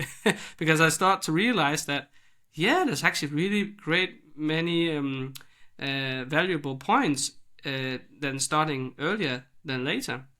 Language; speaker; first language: English; non-native, fluent; Danish